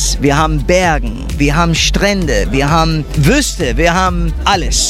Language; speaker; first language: German; early bilingual, heritage; English